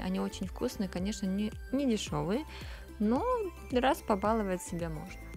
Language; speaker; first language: Russian; native; Russian